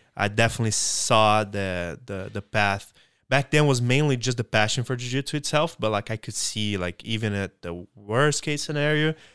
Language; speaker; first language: English; non-native, fluent; Portuguese